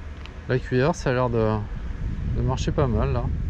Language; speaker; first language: French; native; French